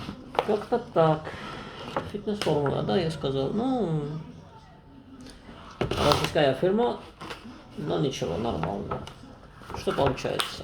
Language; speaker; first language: Russian; non-native, fluent; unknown